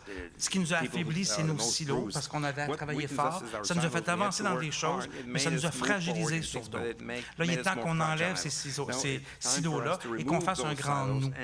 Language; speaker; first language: French; native; French